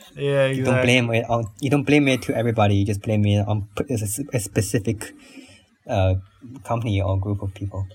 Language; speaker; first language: English; non-native, fluent; Chinese